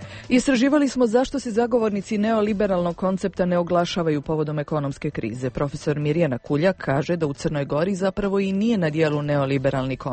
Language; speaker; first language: Croatian; native; Croatian